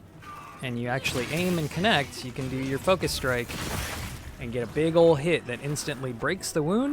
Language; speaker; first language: English; native; English